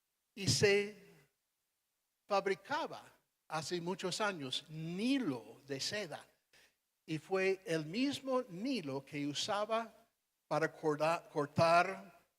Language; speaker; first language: Spanish; non-native, fluent; English